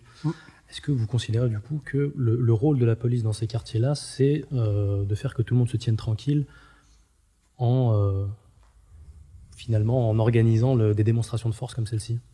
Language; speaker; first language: French; native; French